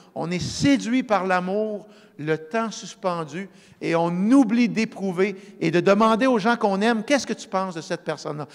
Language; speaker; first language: French; native; French